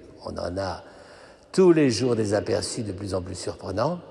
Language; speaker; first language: French; native; French